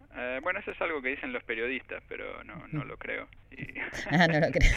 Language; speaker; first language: Spanish; native; Spanish